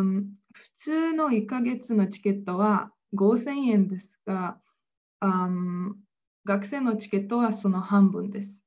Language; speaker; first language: Japanese; non-native, fluent; Slovenian